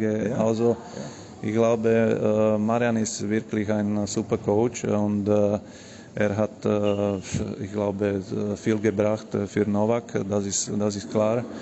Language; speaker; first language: German; non-native, learner; Slovak